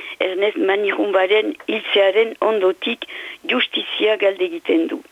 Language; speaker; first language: Basque; native; Basque